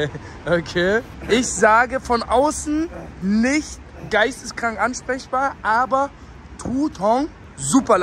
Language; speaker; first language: German; native; German